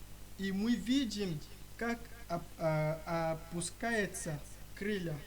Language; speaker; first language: Russian; non-native, learner; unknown